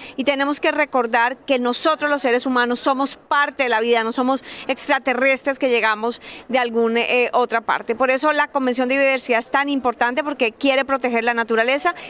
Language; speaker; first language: Spanish; native; Spanish